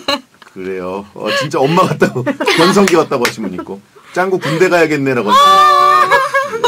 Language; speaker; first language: Korean; native; Korean